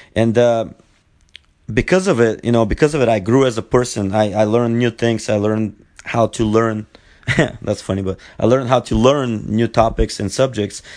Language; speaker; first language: English; non-native, fluent; Bulgarian